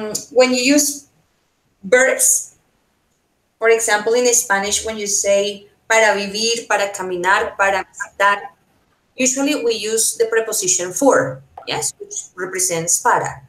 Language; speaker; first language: English; non-native, fluent; Spanish